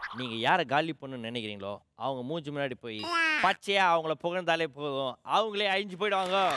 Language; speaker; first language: Tamil; native; Tamil